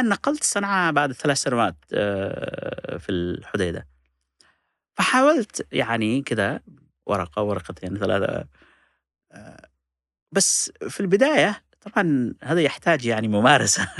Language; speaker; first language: Arabic; non-native, fluent; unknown